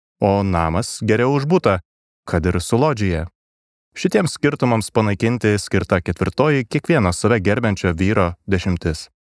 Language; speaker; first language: Lithuanian; native; Lithuanian